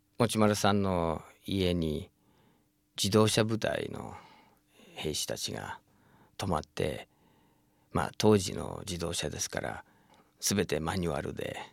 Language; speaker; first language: Japanese; non-native, fluent; English